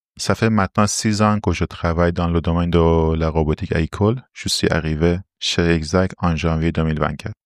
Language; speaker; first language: French; non-native, fluent; Persian